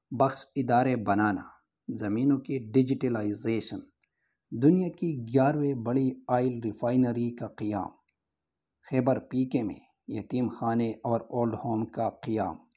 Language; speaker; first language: Urdu; non-native, local second language; Pashto